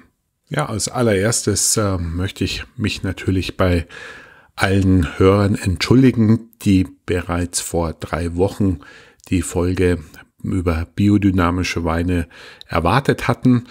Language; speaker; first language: German; native; German